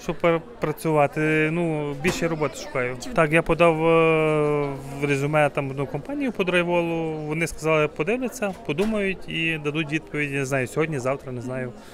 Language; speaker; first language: Ukrainian; native; Ukrainian